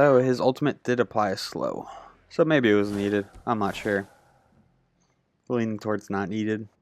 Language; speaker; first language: English; native; English